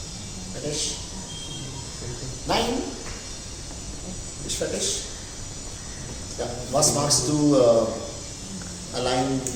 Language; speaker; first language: German; non-native, fluent; Hindi